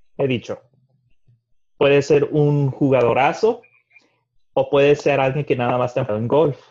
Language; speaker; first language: Spanish; early bilingual, heritage; Spanish